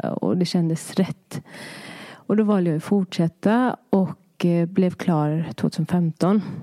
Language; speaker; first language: Swedish; early bilingual, other home language; Persian